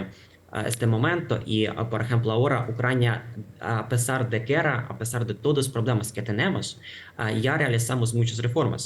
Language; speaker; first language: Spanish; non-native, fluent; Ukrainian